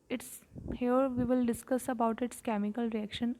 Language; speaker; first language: English; non-native, local second language; Punjabi